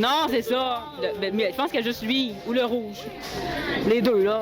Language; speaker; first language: French; native; French